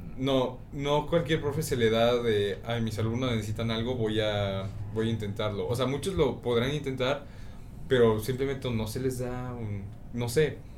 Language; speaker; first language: Spanish; native; Spanish